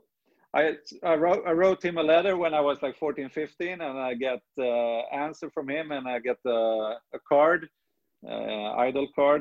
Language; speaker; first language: English; non-native, fluent; Swedish